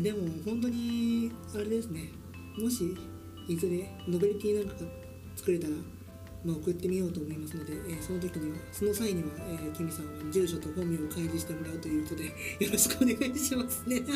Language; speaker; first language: Japanese; native; Japanese